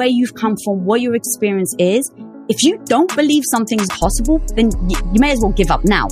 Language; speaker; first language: English; native; English